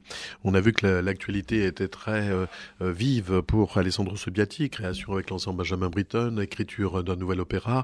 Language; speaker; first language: French; native; French